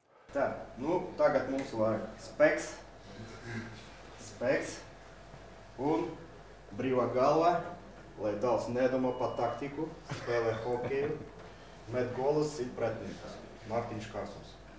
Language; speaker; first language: Latvian; non-native, local second language; Russian